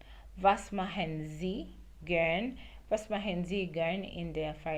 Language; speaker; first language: German; non-native, learner; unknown